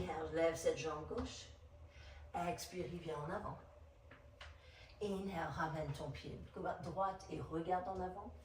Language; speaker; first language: French; non-native, fluent; English